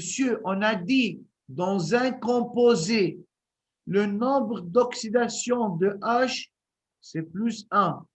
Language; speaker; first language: French; non-native, local second language; Arabic